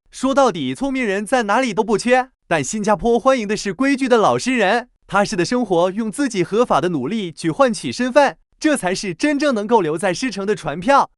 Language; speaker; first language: Chinese; native; Chinese